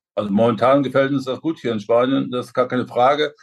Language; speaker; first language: German; native; German